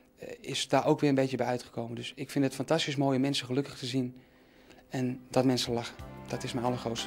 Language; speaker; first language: Dutch; native; Dutch